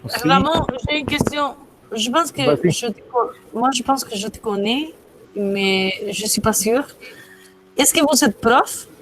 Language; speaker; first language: French; non-native, fluent; Spanish